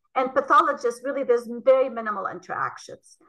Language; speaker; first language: English; non-native, fluent; Arabic